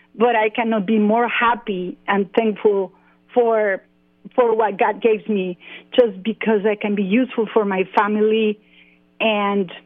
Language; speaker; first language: English; non-native, fluent; Spanish